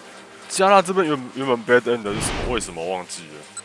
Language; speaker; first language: Chinese; native; Chinese